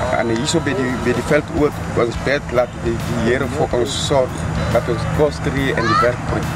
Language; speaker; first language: Afrikaans; non-native, local second language; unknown